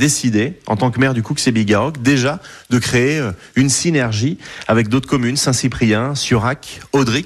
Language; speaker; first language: French; native; French